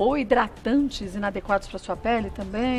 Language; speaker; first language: Portuguese; native; Portuguese